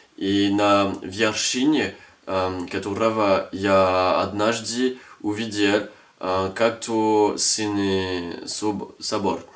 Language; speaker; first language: Russian; non-native, learner; French